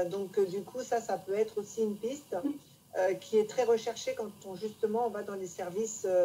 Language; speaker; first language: French; native; French